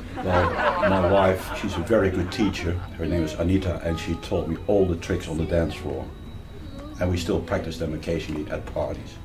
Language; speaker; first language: English; non-native, fluent; Dutch